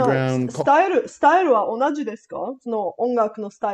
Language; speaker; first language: Japanese; non-native, learner; Bulgarian